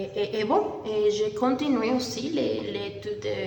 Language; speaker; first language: French; non-native, learner; Spanish